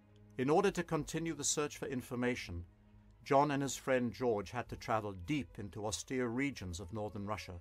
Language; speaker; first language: English; native; English